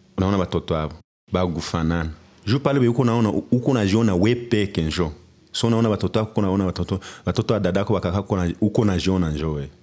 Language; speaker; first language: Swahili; native; Swahili